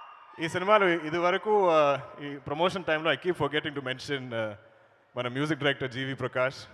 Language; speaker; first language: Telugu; non-native, learner; Malayalam